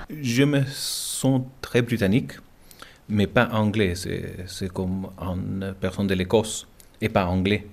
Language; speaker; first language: French; non-native, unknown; English